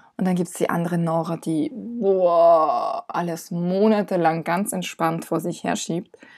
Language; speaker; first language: German; non-native, fluent; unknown